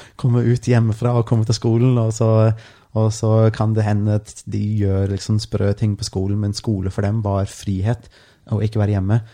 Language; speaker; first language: Norwegian; non-native, fluent; English